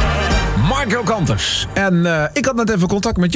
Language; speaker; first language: Dutch; native; Dutch